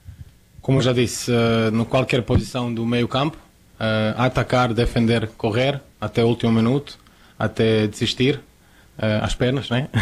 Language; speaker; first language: Portuguese; non-native, fluent; Croatian